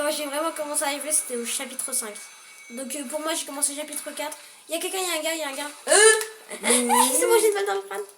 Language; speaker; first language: French; native; French